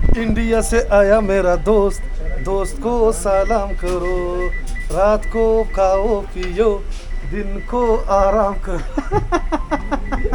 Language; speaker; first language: Hindi; non-native, fluent; Pashto